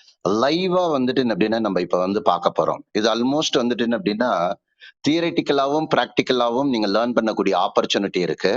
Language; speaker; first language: Tamil; native; Tamil